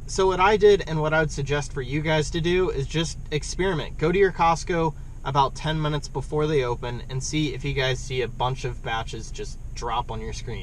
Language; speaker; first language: English; native; English